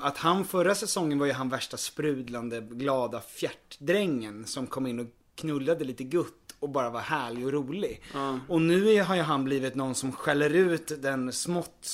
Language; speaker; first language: Swedish; native; Swedish